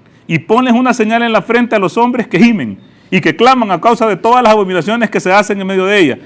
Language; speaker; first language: Spanish; native; Spanish